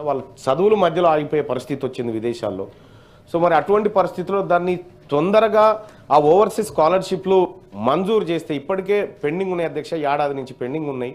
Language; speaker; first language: Telugu; native; Telugu